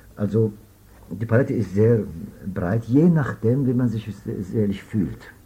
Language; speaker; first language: German; non-native, fluent; Persian